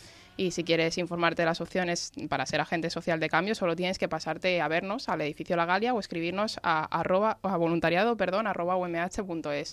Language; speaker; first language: Spanish; native; Spanish